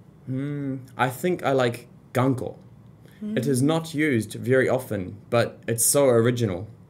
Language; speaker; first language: English; native; English